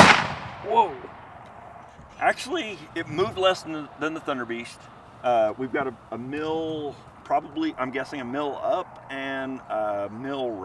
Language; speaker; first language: English; native; English